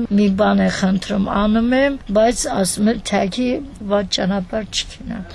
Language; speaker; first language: Armenian; native; Armenian